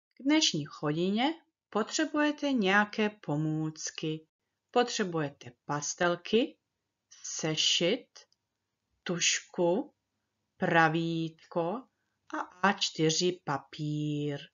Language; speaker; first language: Czech; early bilingual, heritage; Czech